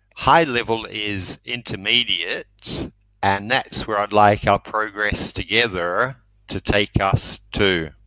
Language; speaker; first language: English; native; English